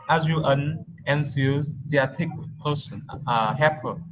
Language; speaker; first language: English; non-native, learner; Vietnamese